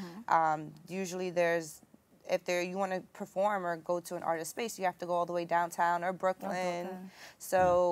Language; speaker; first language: English; native; English